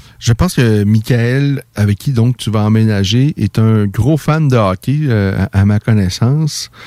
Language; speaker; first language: French; native; French